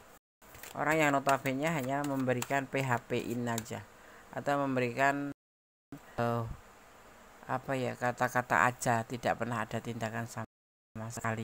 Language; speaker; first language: Indonesian; native; Indonesian